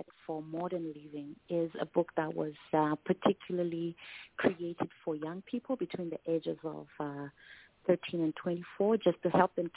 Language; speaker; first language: English; non-native, local second language; Tumbuka